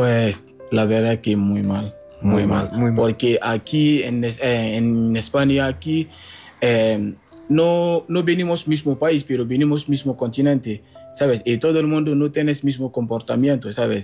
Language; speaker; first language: Spanish; non-native, learner; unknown